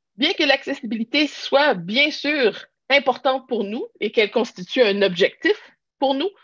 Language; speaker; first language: French; native; French